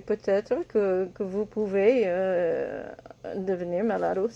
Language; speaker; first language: French; non-native, learner; English